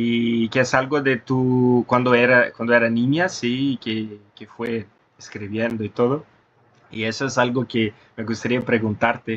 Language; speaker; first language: Spanish; non-native, fluent; Portuguese